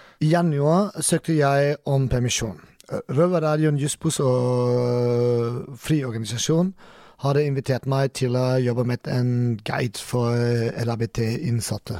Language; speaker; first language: Norwegian; non-native, learner; German